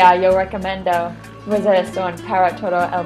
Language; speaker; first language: Spanish; non-native, learner; English